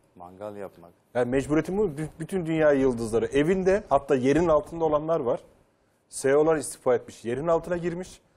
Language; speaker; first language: Turkish; native; Turkish